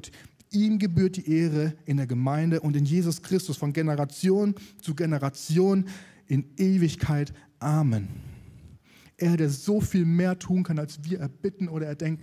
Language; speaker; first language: German; native; German